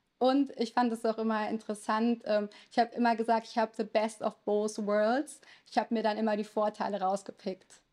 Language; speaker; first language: German; native; German